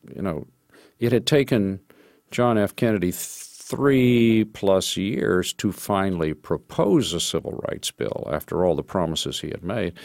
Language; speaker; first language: English; native; English